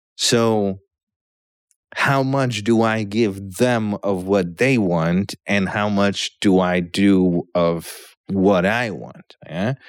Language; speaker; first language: English; early bilingual, other home language; Polish